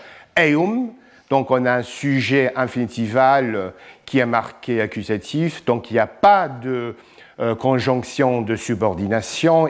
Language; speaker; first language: French; non-native, fluent; English